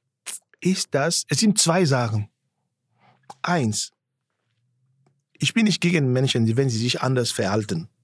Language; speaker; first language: German; non-native, fluent; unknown